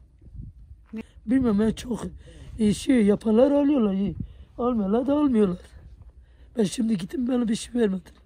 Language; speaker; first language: Turkish; non-native, local second language; Kurdish